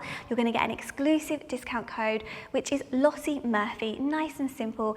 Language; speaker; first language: English; native; English